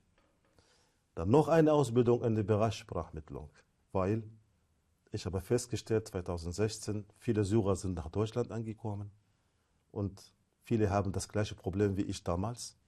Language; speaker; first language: German; non-native, fluent; Arabic